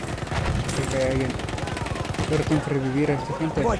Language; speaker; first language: Spanish; early bilingual, heritage; Spanish